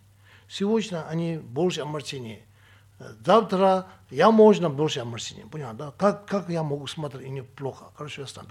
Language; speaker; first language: Russian; non-native, learner; Tibetan